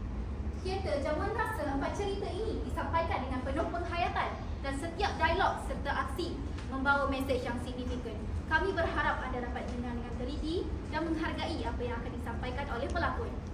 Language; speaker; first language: Malay; native; Malay